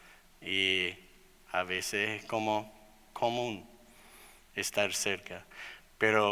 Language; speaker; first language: Spanish; non-native, fluent; English